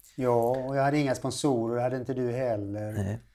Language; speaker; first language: Swedish; native; Swedish